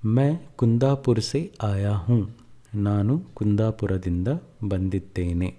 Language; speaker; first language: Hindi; non-native, local second language; Kannada